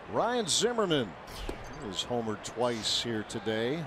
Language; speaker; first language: English; native; English